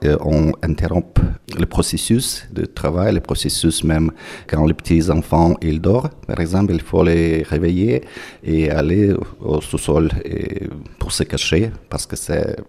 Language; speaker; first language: French; non-native, fluent; Ukrainian